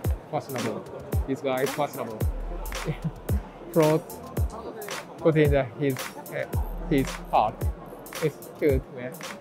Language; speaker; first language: English; non-native, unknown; Japanese